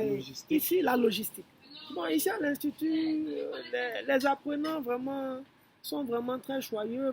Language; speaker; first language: French; non-native, fluent; Yoruba